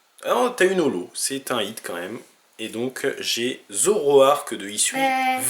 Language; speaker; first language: French; native; French